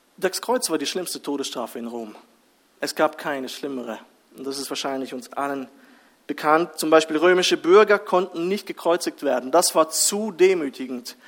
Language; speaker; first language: German; early bilingual, other home language; Russian